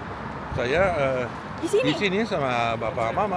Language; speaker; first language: Indonesian; non-native, learner; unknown